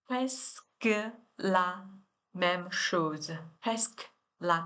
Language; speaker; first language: French; non-native, learner; Chinese